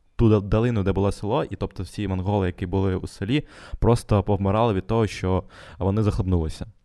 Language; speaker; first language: Ukrainian; non-native, local second language; Russian